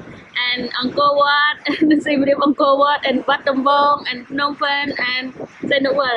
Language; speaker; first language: English; non-native, learner; Khmer